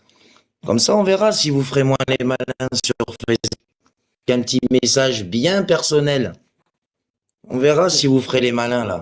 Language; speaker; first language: French; native; French